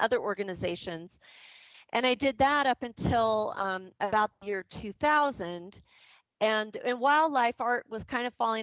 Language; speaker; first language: English; native; English